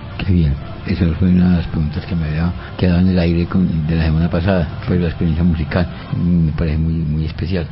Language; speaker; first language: Spanish; native; Spanish